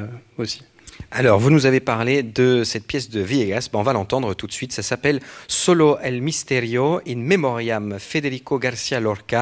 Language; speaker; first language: French; native; French